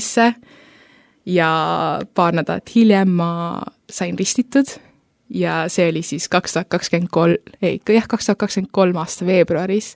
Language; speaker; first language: Estonian; early bilingual, heritage; Estonian